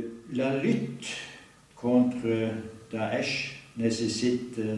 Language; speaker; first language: French; non-native, learner; Norwegian